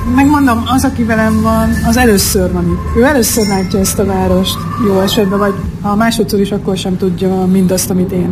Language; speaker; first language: Hungarian; native; Hungarian